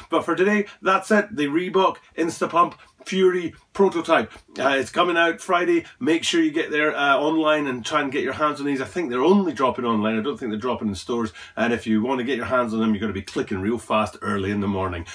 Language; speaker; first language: English; native; English